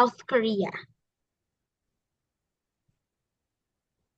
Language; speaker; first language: English; non-native, fluent; Filipino